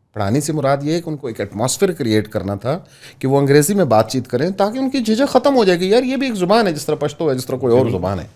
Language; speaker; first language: Urdu; non-native, local second language; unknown